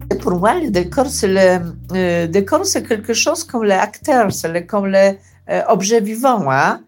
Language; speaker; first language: French; non-native, learner; Polish